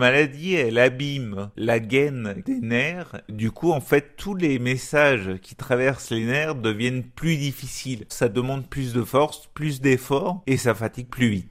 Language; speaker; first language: French; native; French